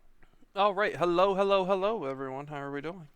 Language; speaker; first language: English; native; English